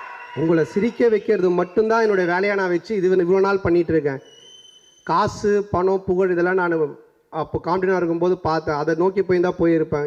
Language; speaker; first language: Tamil; native; Tamil